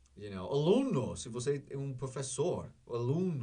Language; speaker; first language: Portuguese; non-native, learner; English